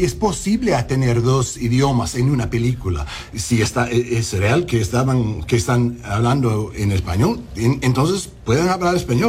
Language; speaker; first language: Spanish; non-native, learner; English